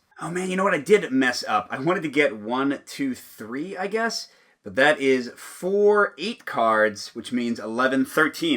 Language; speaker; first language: English; native; English